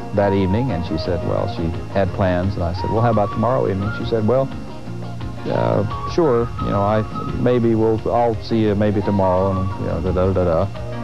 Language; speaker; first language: English; native; English